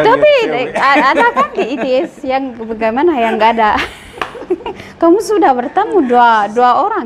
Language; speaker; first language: Indonesian; non-native, learner; Amharic